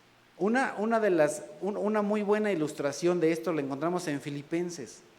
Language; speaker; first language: Spanish; native; Spanish